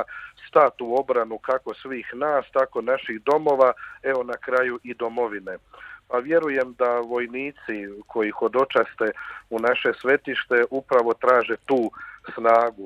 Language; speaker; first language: Croatian; native; Croatian